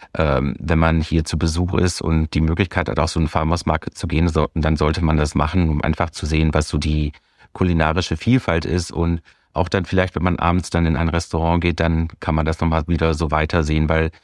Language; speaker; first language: German; native; German